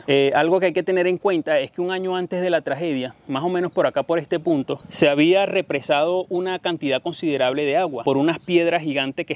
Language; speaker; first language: Spanish; native; Spanish